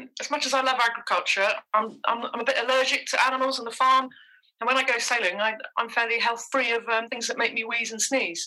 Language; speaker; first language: English; native; English